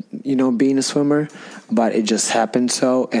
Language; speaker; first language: English; non-native, fluent; Russian